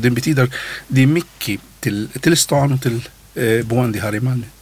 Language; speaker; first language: Swedish; non-native, learner; Arabic